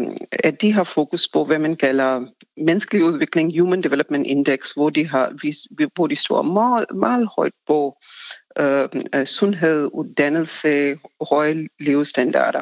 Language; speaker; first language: Danish; non-native, fluent; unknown